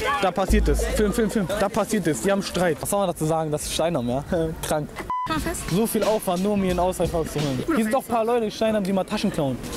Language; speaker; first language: German; early bilingual, other home language; Turkish